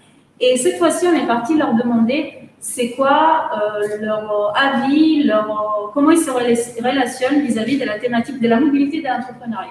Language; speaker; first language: French; native; French